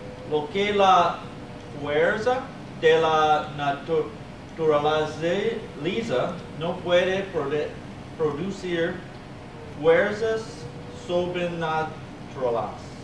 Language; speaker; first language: Spanish; non-native, learner; English